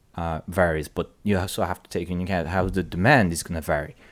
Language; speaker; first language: English; non-native, fluent; French